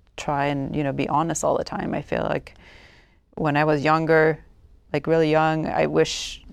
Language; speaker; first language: English; non-native, fluent; Swedish